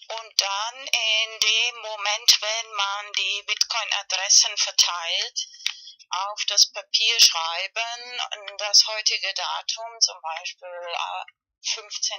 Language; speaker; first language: German; non-native, fluent; Spanish